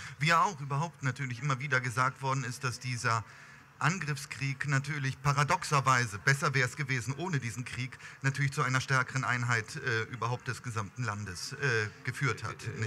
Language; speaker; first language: German; native; German